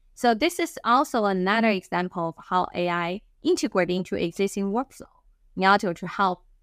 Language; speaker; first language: English; non-native, fluent; Chinese